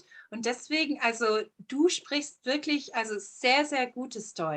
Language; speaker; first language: German; early bilingual, other home language; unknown